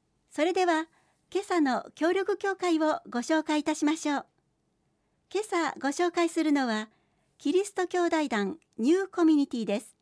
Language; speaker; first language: Japanese; native; Japanese